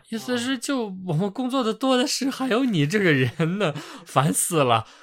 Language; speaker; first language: Chinese; non-native, fluent; Ukrainian